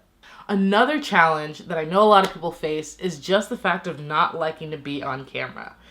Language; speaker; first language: English; native; English